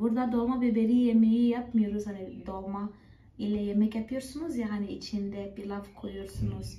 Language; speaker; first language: Turkish; non-native, fluent; Portuguese